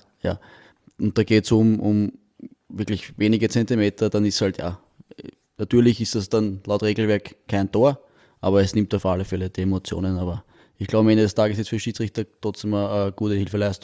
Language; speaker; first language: German; native; German